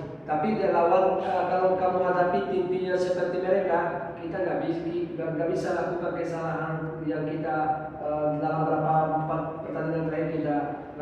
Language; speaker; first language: Indonesian; non-native, fluent; Portuguese